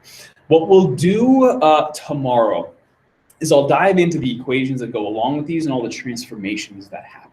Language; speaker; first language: English; native; English